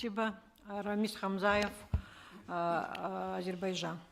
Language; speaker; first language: Russian; native; Russian